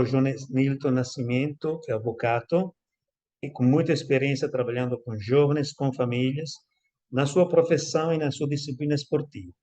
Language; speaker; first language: Portuguese; non-native, fluent; Italian